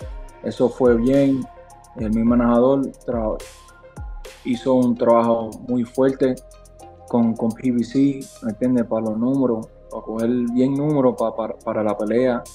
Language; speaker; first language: Spanish; early bilingual, heritage; Spanish